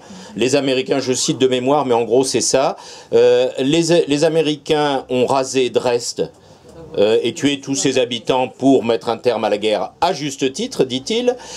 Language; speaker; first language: French; native; French